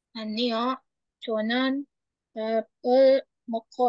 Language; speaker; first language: Korean; non-native, learner; Indonesian